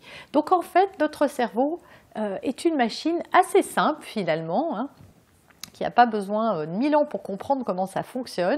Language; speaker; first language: French; native; French